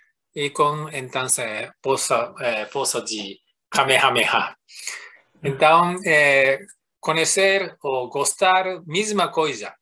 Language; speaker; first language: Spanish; non-native, fluent; Japanese